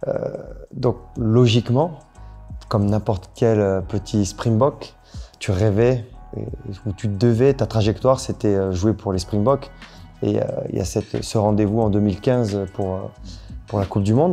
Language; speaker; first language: French; native; French